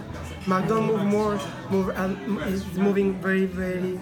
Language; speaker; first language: English; non-native, learner; Italian